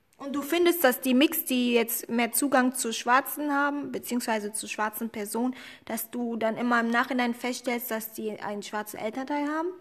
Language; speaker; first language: German; early bilingual, other home language; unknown